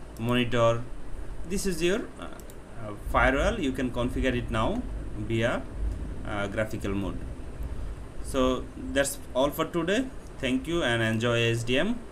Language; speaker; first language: English; non-native, local second language; Bangla